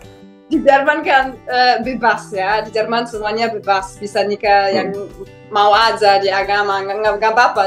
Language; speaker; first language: Indonesian; non-native, fluent; German